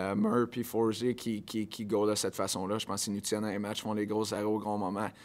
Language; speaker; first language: French; native; French